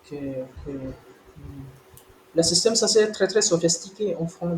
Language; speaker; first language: French; non-native, learner; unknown